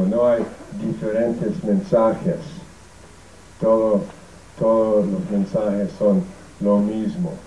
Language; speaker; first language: Spanish; non-native, fluent; English